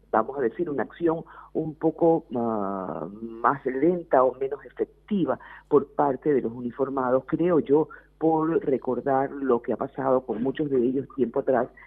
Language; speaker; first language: Spanish; native; Spanish